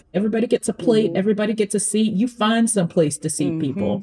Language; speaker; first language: English; early bilingual, other home language; Akan